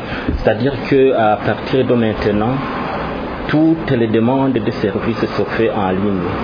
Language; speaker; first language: French; non-native, local second language; Rundi